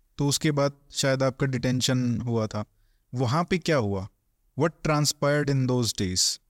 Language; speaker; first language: Hindi; native; Hindi